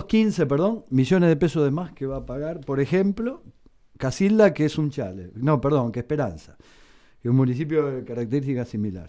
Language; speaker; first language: Spanish; native; Spanish